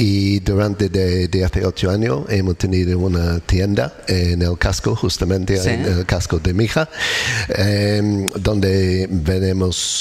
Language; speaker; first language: Spanish; non-native, learner; English